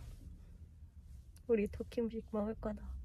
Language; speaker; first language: Korean; non-native, learner; Turkish